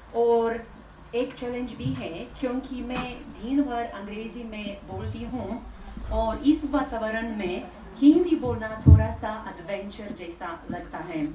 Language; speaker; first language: Hindi; non-native, fluent; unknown